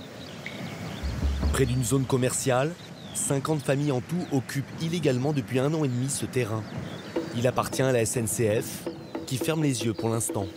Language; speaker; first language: French; native; French